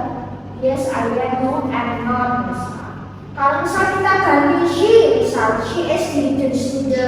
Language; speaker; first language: English; non-native, learner; Indonesian